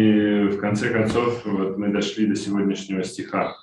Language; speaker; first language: Russian; native; Russian